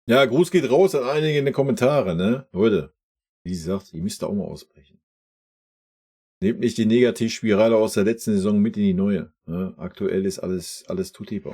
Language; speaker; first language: German; native; German